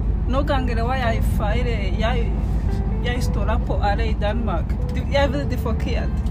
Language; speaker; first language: Danish; non-native, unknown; Kinyarwanda